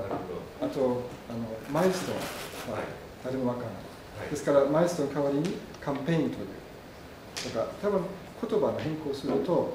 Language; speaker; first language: Japanese; non-native, fluent; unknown